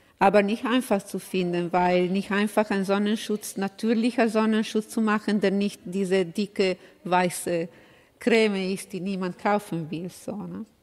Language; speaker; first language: German; non-native, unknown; Italian